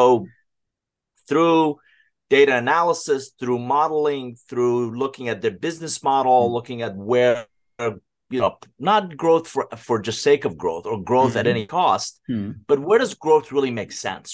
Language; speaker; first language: English; non-native, fluent; Persian